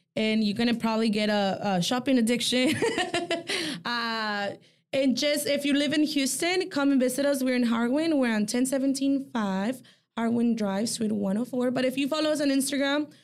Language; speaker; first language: English; early bilingual, other home language; Spanish